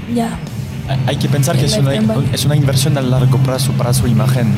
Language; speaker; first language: Spanish; non-native, fluent; French